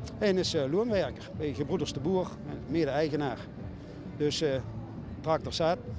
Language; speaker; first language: Dutch; native; Dutch